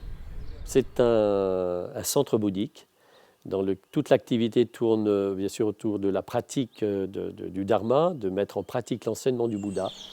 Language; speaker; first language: French; native; French